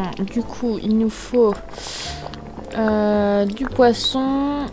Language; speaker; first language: French; native; French